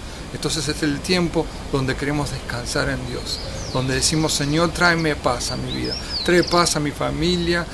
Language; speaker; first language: Spanish; native; Spanish